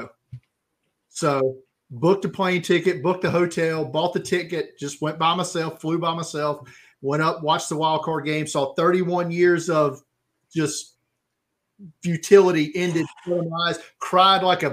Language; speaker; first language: English; native; English